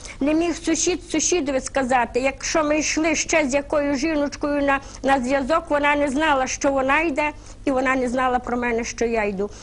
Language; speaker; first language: Ukrainian; native; Ukrainian